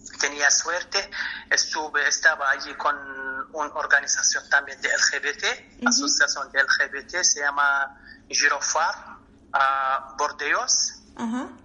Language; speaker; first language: Spanish; non-native, learner; Arabic